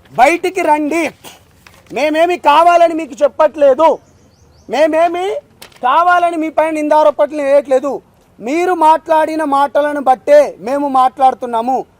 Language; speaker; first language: Telugu; non-native, local second language; Lambadi